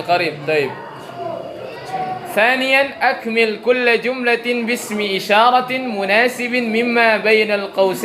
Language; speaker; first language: Arabic; non-native, fluent; Indonesian